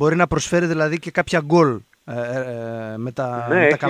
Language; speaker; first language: Greek; native; Greek